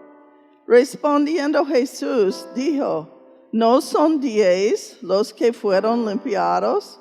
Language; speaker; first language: Spanish; non-native, fluent; English